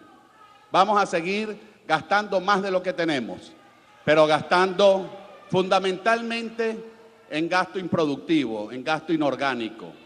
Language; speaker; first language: Spanish; native; Spanish